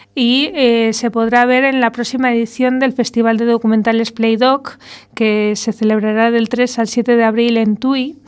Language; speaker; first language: Spanish; native; Spanish